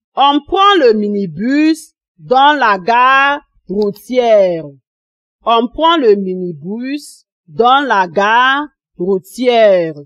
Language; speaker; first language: French; non-native, fluent; Igbo